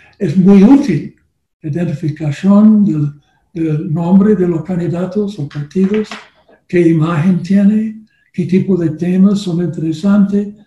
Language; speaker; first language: Spanish; non-native, learner; English